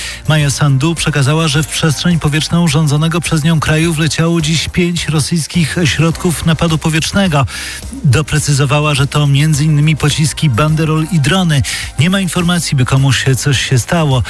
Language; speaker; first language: Polish; native; Polish